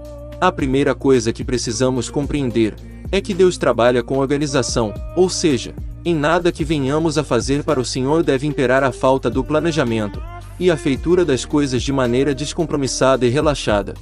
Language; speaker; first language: Portuguese; native; Portuguese